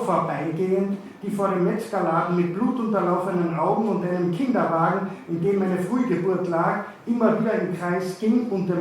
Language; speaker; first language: German; native; German